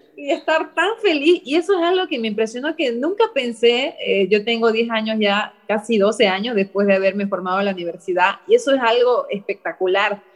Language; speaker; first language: Spanish; native; Spanish